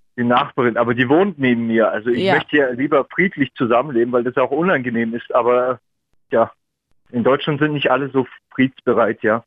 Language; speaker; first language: German; early bilingual, other home language; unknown